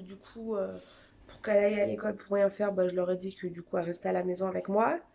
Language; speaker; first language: French; native; French